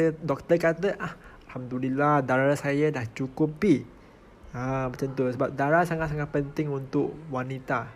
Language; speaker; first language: Malay; non-native, local second language; Chinese